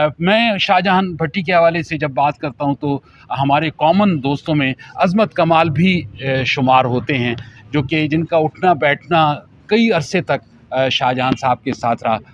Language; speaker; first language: Urdu; non-native, local second language; Pashto